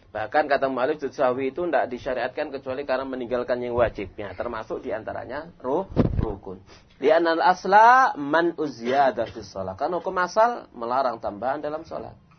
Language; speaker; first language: Indonesian; non-native, local second language; Javanese